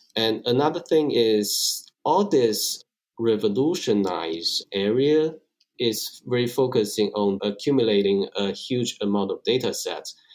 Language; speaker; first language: English; non-native, fluent; Chinese